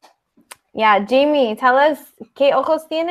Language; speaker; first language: Spanish; non-native, fluent; English